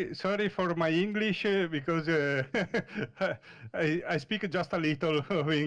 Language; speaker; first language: English; non-native, learner; Italian